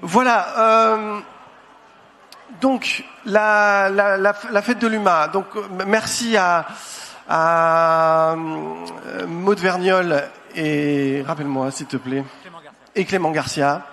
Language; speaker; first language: French; native; French